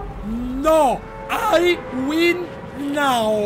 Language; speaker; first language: English; non-native, learner; Italian